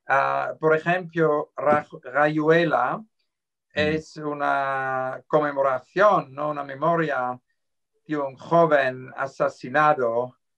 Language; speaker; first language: Spanish; non-native, fluent; Swiss German